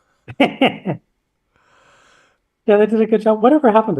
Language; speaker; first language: English; native; English